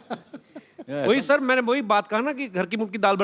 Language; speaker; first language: Hindi; native; Hindi